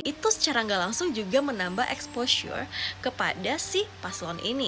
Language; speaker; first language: Indonesian; native; Indonesian